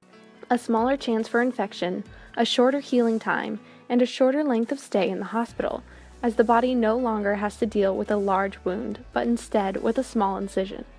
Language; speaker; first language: English; native; English